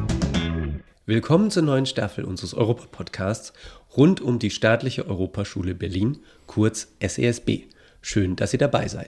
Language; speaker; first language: German; native; German